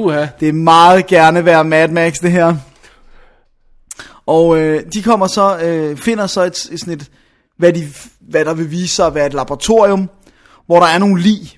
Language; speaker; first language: Danish; native; Danish